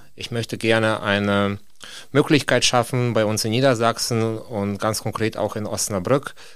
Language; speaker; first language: German; non-native, fluent; Russian